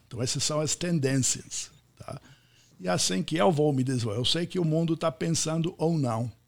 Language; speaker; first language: Portuguese; non-native, fluent; English